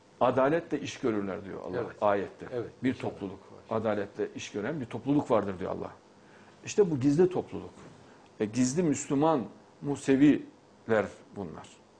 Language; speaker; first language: Turkish; native; Turkish